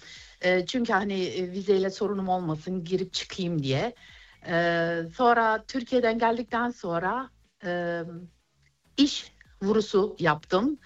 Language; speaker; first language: Turkish; early bilingual, other home language; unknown